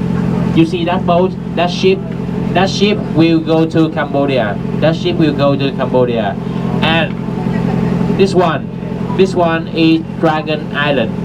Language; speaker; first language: English; non-native, learner; Vietnamese